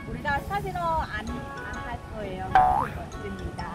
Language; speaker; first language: Korean; non-native, learner; Lao